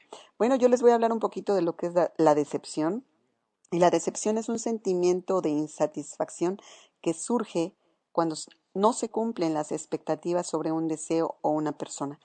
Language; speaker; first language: Spanish; native; Spanish